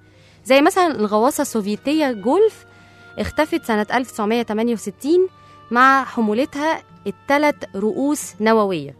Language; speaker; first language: Arabic; native; Arabic